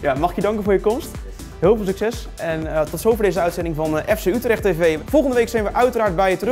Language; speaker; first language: Dutch; native; Dutch